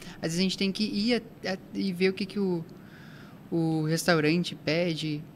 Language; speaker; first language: Portuguese; native; Portuguese